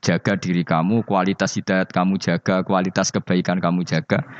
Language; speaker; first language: Malay; non-native, local second language; Javanese